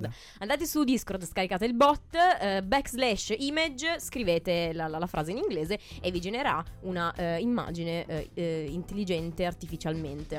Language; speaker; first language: Italian; native; Italian